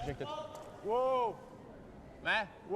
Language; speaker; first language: Swedish; native; Swedish